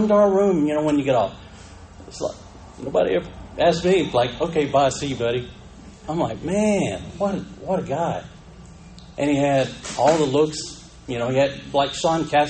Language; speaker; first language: English; native; English